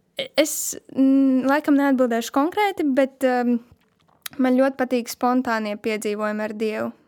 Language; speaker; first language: Latvian; non-native, local second language; Russian